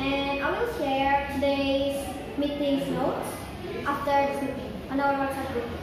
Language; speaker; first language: English; non-native, learner; Indonesian